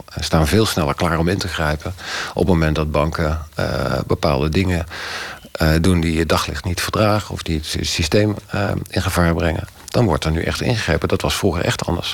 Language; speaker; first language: Dutch; native; Dutch